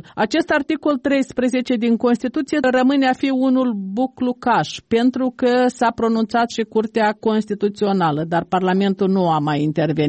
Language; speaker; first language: Romanian; native; Romanian